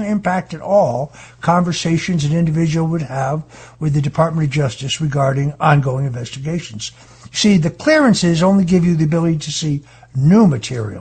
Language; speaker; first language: English; native; English